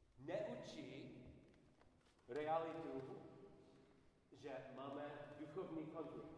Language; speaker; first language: Czech; non-native, learner; English